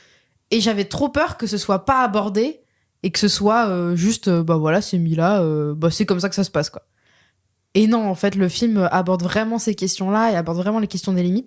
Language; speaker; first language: French; native; French